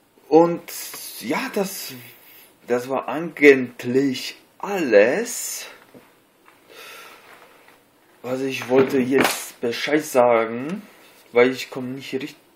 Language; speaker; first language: German; non-native, learner; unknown